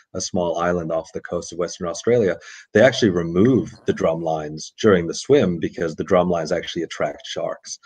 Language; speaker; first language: English; native; English